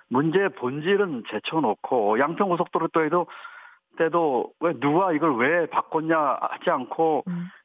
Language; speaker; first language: Korean; native; Korean